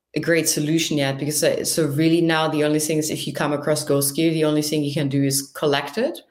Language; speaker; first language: English; non-native, fluent; German